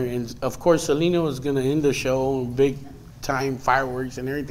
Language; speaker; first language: English; early bilingual, other home language; Spanish